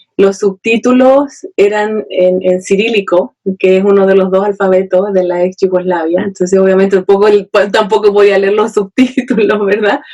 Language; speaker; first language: Spanish; native; Spanish